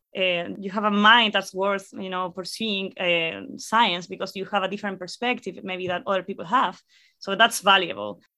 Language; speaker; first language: English; non-native, fluent; Spanish